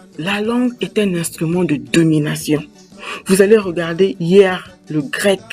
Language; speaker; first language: French; native; French